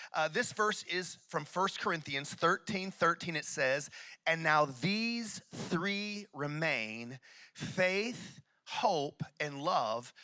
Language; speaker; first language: English; native; English